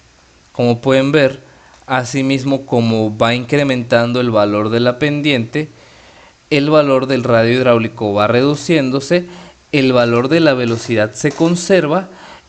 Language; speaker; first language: Spanish; native; Spanish